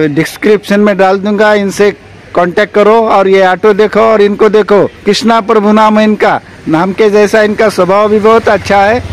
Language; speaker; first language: Hindi; non-native, local second language; Marathi